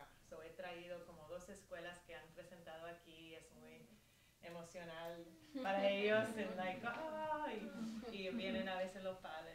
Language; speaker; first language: Spanish; early bilingual, heritage; Spanish